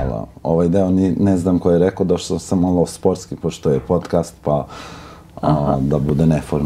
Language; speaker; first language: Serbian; non-native, local second language; Albanian